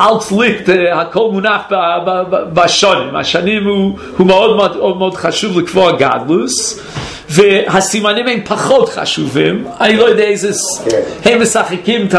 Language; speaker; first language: Hebrew; non-native, fluent; English